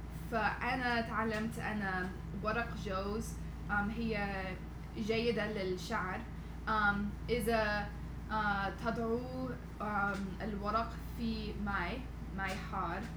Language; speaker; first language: Arabic; non-native, learner; English